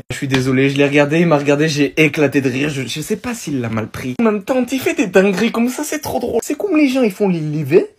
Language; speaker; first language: French; native; French